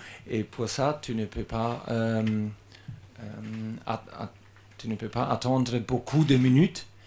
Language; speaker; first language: French; non-native, learner; German